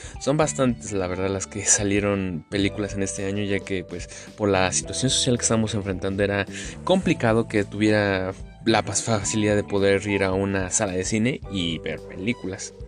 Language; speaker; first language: Spanish; native; Spanish